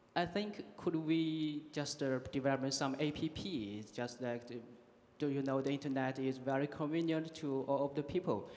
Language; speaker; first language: English; non-native, learner; Chinese